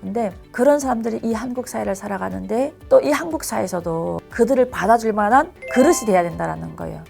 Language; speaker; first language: Korean; native; Korean